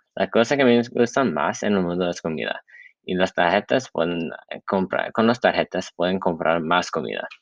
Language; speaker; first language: Spanish; non-native, learner; English